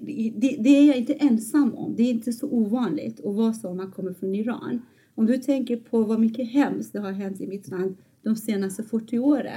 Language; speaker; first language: Swedish; non-native, fluent; Persian